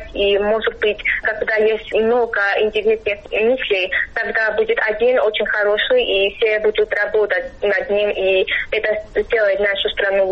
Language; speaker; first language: Russian; non-native, fluent; Georgian